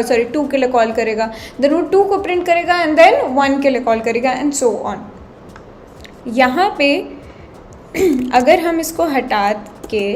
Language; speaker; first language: Hindi; native; Hindi